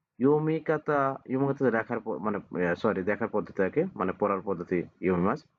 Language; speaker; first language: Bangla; native; Bangla